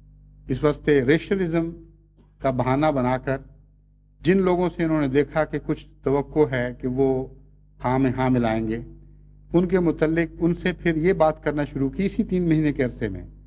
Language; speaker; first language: Urdu; native; Urdu